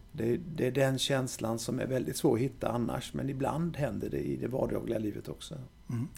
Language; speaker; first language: Swedish; native; Swedish